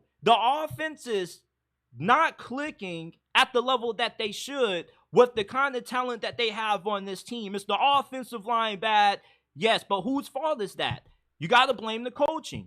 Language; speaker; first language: English; native; English